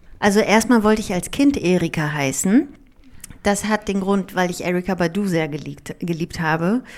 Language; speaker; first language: German; early bilingual, other home language; Greek